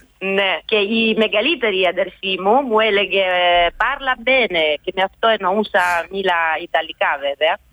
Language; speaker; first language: Greek; non-native, fluent; Italian